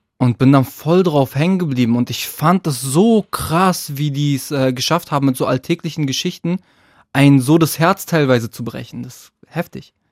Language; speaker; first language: German; early bilingual, other home language; Arabic